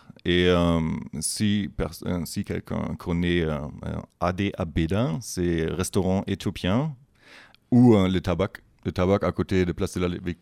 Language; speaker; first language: French; non-native, fluent; German